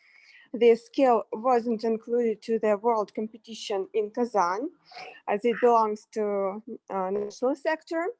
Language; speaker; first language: English; non-native, fluent; Russian